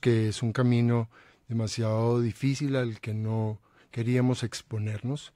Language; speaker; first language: Spanish; native; Spanish